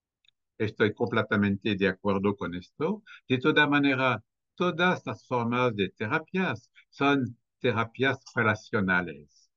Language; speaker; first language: Spanish; non-native, fluent; French